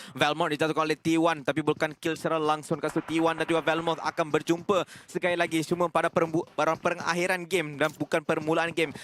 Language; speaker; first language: Malay; native; Malay